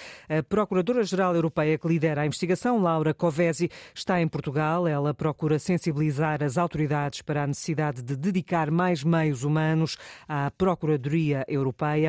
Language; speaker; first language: Portuguese; native; Portuguese